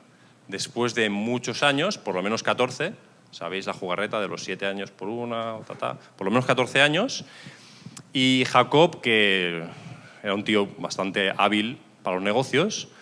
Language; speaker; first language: Spanish; native; Spanish